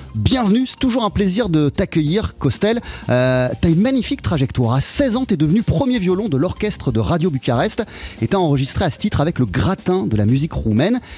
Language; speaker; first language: French; native; French